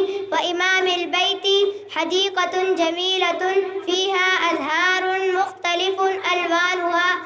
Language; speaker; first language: Arabic; non-native, learner; Urdu